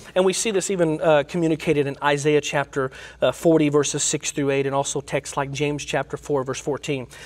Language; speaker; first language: English; native; English